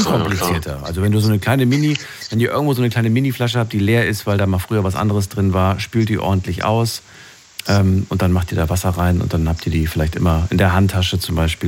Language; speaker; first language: German; native; German